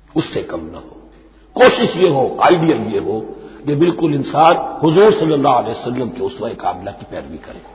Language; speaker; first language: Urdu; native; Urdu